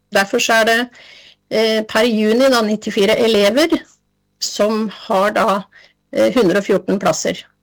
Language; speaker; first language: Norwegian; native; Norwegian